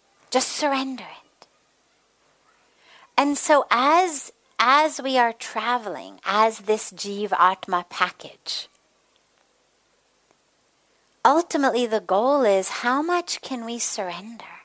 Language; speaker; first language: English; native; English